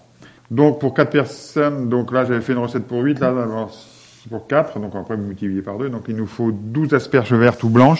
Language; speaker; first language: French; native; French